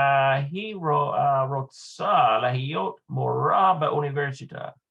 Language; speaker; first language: Hebrew; non-native, learner; English